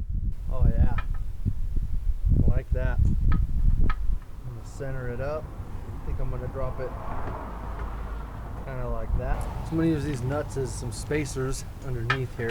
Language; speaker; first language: English; native; English